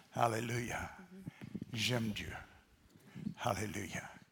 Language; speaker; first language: French; non-native, learner; English